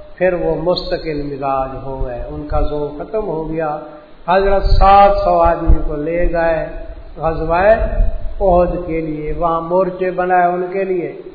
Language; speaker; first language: Urdu; non-native, local second language; Punjabi